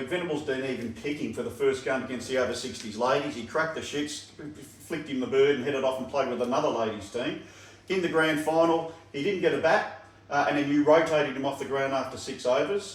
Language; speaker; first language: English; native; English